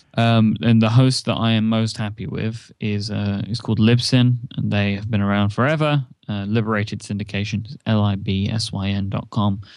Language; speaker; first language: English; native; English